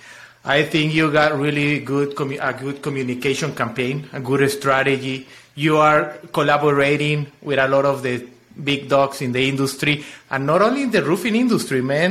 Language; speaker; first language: English; non-native, fluent; Spanish